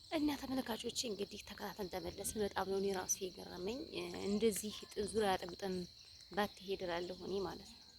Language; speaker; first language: Amharic; native; Amharic